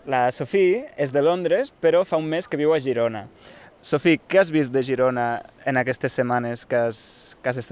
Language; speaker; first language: Catalan; native; Catalan